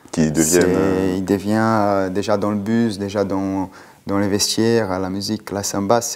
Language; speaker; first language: French; non-native, fluent; Portuguese